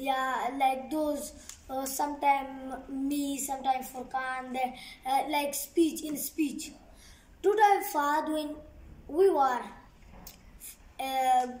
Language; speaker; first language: English; non-native, learner; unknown